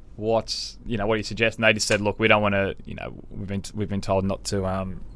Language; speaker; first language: English; native; English